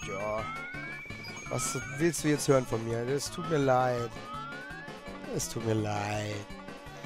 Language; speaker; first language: German; native; German